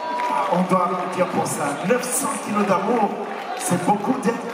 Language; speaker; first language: French; non-native, local second language; Kinyarwanda